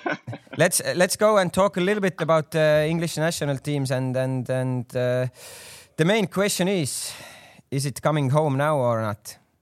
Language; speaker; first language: English; non-native, fluent; Estonian